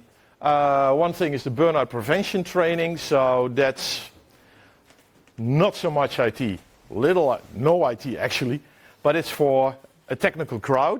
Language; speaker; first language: English; non-native, fluent; Dutch